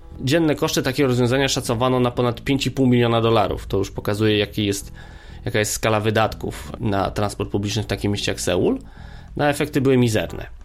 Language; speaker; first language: Polish; native; Polish